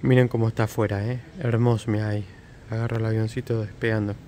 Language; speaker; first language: Spanish; native; Spanish